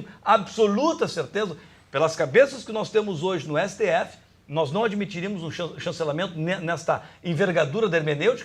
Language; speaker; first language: Portuguese; native; Portuguese